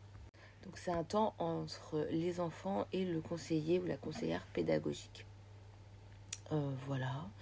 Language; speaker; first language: French; native; French